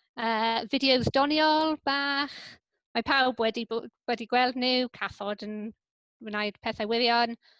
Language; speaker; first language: Welsh; non-native, local second language; English